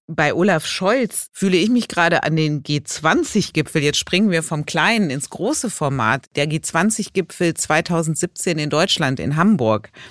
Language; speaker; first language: German; native; German